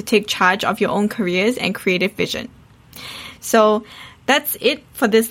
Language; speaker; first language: English; native; English